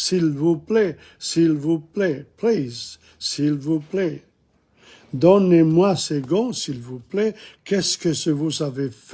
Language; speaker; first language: French; non-native, fluent; English